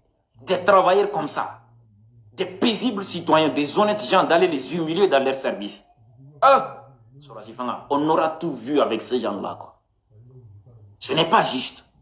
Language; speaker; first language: French; non-native, local second language; Bambara